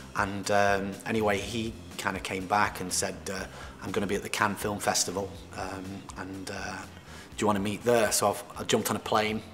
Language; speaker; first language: English; native; English